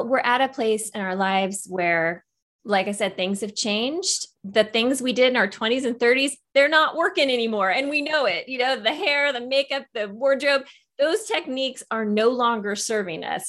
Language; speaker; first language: English; native; English